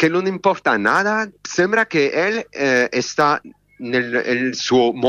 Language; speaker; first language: Spanish; non-native, learner; French